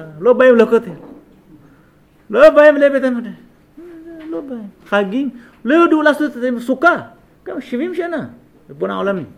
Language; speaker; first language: Hebrew; non-native, fluent; Amharic